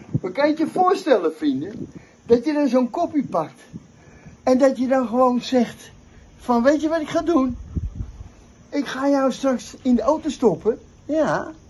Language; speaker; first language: Dutch; native; Dutch